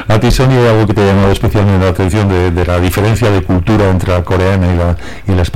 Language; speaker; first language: Spanish; native; Spanish